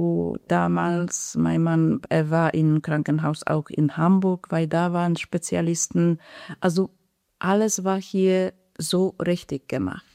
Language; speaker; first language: German; non-native, fluent; Polish